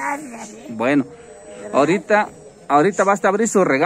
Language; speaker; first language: Spanish; native; Spanish